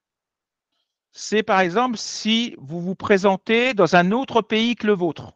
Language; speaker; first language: French; native; French